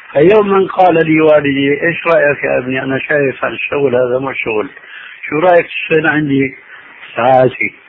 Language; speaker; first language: Arabic; early bilingual, other home language; Albanian